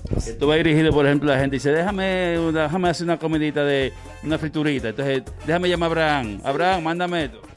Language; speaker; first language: Spanish; native; Spanish